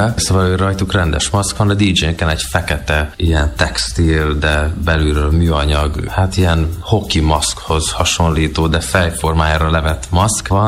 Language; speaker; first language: Hungarian; native; Hungarian